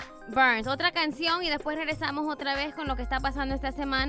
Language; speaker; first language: Spanish; early bilingual, heritage; Spanish